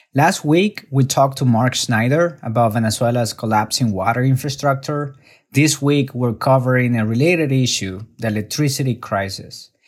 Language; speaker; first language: English; non-native, fluent; Spanish